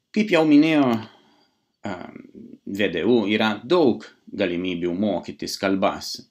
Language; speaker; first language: Lithuanian; non-native, fluent; Italian